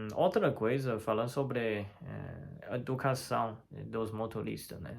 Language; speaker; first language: Portuguese; non-native, fluent; Chinese